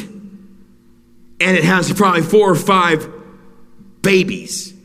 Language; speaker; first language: English; native; English